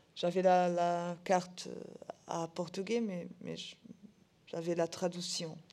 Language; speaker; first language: French; non-native, learner; Portuguese